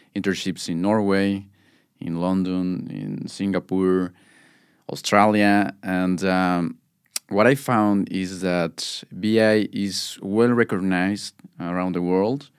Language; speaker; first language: English; non-native, fluent; Spanish